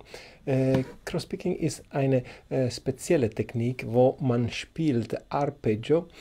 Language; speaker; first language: German; non-native, learner; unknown